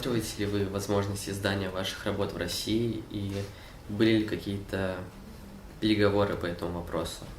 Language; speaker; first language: Russian; native; Russian